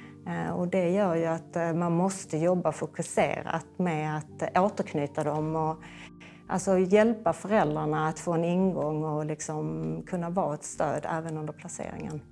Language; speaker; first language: Swedish; native; Swedish